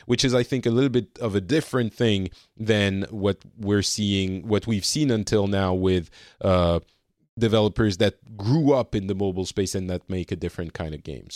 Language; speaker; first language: English; non-native, fluent; French